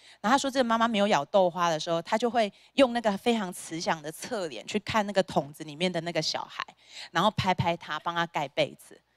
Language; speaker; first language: Chinese; native; Chinese